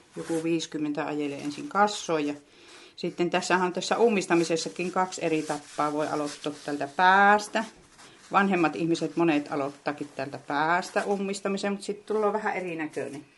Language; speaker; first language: Finnish; native; Finnish